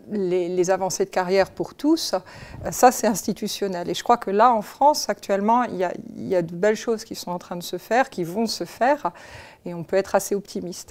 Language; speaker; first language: French; native; French